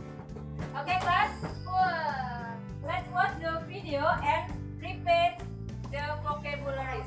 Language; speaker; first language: English; non-native, learner; Indonesian